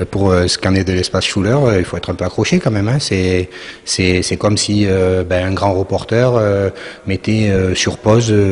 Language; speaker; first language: French; native; French